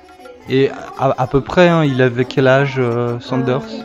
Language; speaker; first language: French; native; French